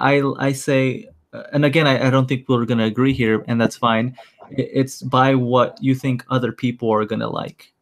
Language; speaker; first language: English; native; English